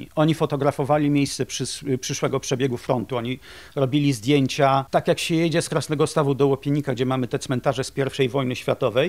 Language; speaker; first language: Polish; native; Polish